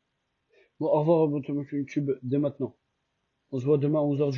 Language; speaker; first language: French; non-native, fluent; Albanian